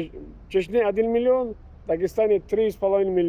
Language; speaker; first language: Russian; non-native, local second language; Chechen